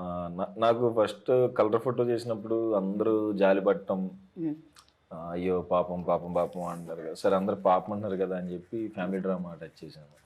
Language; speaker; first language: Telugu; native; Telugu